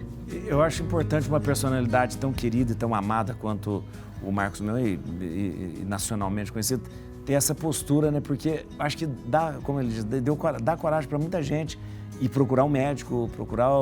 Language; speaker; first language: Portuguese; native; Portuguese